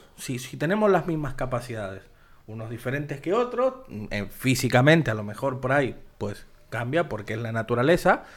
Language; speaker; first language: Spanish; native; Spanish